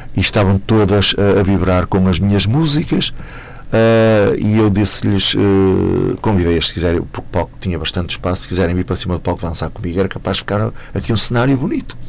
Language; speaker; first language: Portuguese; native; Portuguese